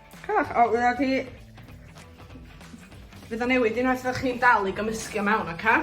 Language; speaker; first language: Welsh; native; Welsh